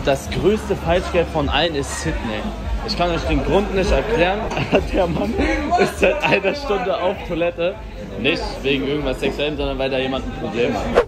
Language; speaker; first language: German; native; German